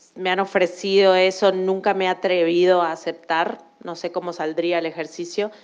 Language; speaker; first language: Spanish; native; Spanish